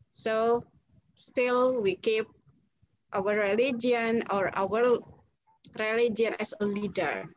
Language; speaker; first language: English; non-native, fluent; Indonesian